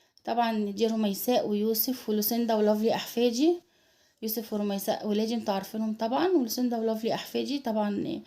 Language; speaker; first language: Arabic; native; Arabic